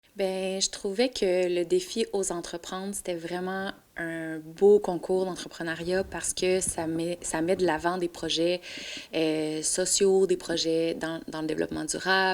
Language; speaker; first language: French; native; French